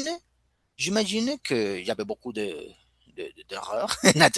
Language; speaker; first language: French; non-native, fluent; Spanish